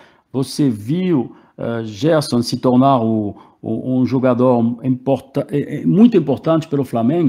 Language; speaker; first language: Portuguese; non-native, fluent; French